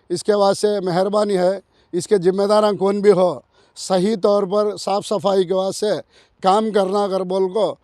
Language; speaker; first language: Hindi; non-native, local second language; Urdu